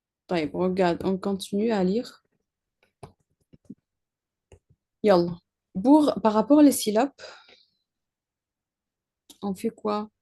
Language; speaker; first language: French; non-native, learner; Arabic